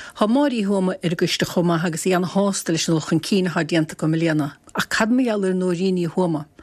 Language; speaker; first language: Irish; native; Irish